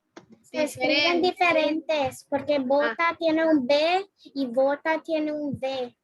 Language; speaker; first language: Spanish; non-native, learner; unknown